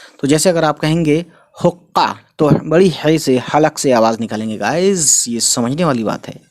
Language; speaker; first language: Hindi; native; Hindi